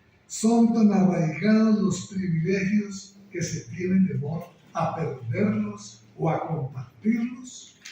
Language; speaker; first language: Spanish; native; Spanish